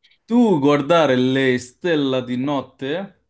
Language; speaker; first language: Italian; non-native, learner; Bangla